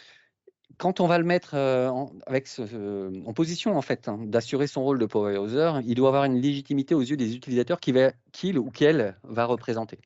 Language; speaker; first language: French; native; French